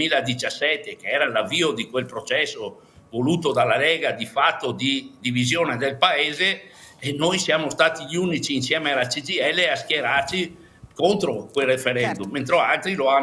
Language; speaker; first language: Italian; native; Italian